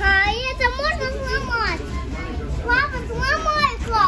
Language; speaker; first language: Russian; early bilingual, other home language; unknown